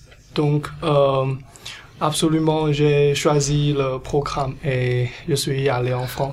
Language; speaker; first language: French; non-native, learner; Chinese